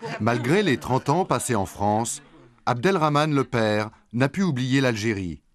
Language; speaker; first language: French; native; French